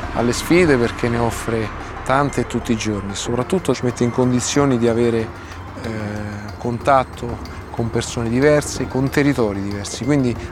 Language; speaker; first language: Italian; non-native, fluent; Arabic